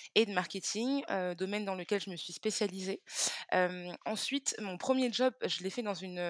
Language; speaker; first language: French; early bilingual, other home language; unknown